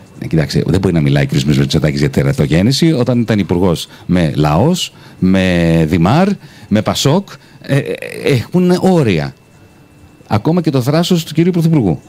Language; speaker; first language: Greek; native; Greek